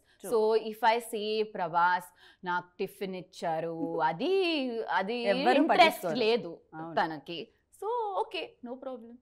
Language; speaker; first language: Telugu; non-native, learner; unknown